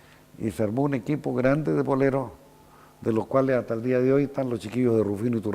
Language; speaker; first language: Spanish; native; Spanish